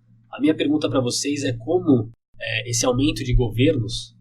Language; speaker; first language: Portuguese; native; Portuguese